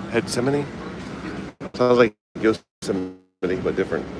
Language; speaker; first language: English; native; English